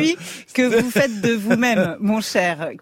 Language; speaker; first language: French; native; French